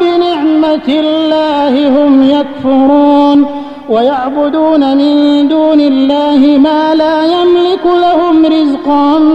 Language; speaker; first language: Arabic; native; Arabic